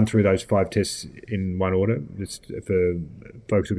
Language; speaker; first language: English; native; English